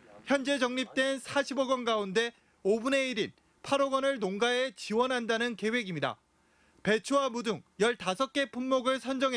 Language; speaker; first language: Korean; native; Korean